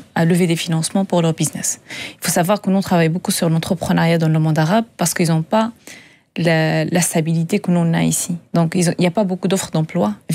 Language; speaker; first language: French; non-native, local second language; Tachelhit